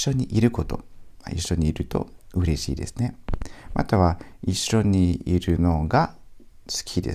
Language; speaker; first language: Japanese; non-native, fluent; French